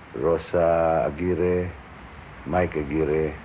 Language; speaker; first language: English; non-native, local second language; Filipino